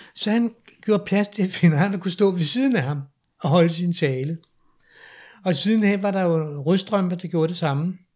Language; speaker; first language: Danish; native; Danish